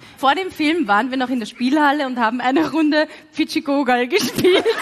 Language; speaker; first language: German; native; German